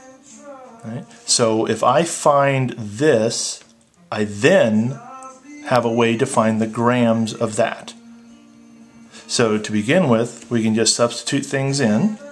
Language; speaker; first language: English; native; English